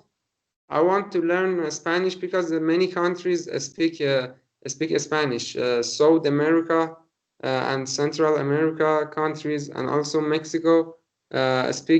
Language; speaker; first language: English; non-native, learner; Persian